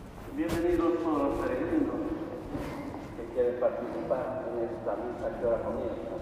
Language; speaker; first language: Spanish; native; Spanish